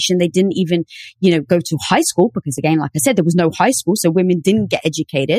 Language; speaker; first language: English; native; English